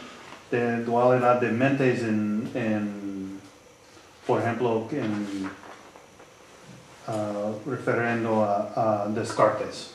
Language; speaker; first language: Spanish; non-native, learner; English